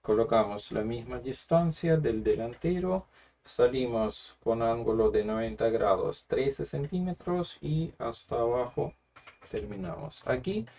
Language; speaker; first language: Spanish; non-native, fluent; Russian